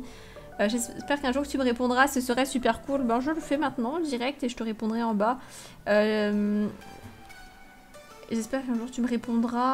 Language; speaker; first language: French; native; French